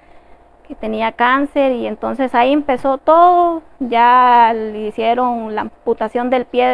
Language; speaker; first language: Spanish; native; Spanish